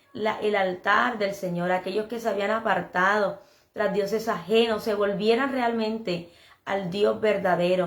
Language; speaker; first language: Spanish; native; Spanish